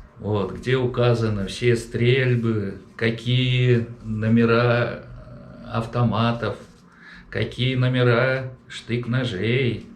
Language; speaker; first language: Russian; non-native, local second language; Chuvash